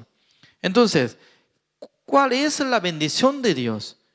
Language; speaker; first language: Spanish; non-native, fluent; Korean